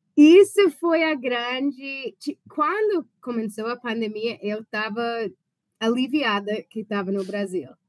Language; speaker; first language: Portuguese; non-native, fluent; English